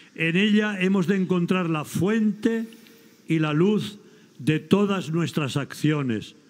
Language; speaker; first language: Spanish; native; Spanish